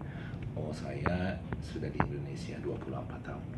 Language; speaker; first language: Indonesian; non-native, learner; Swedish